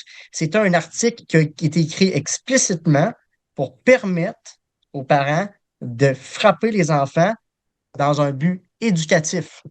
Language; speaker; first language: French; native; French